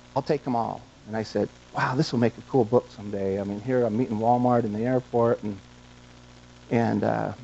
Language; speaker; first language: English; native; English